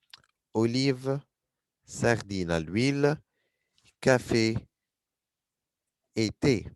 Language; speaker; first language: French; non-native, fluent; Arabic